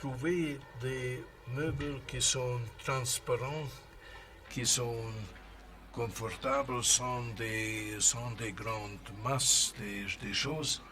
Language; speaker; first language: French; non-native, fluent; Hungarian